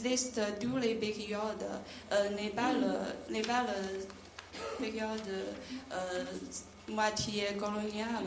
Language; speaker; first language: French; non-native, learner; Chinese